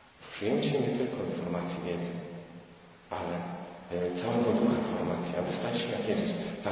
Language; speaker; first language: Polish; native; Polish